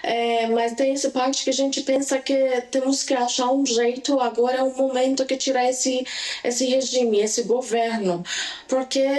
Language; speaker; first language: Portuguese; non-native, learner; Persian